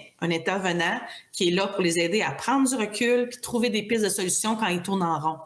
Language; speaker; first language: French; native; French